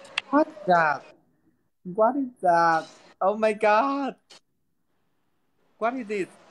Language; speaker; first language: English; non-native, learner; Vietnamese